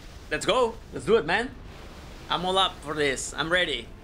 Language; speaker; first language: English; non-native, fluent; Spanish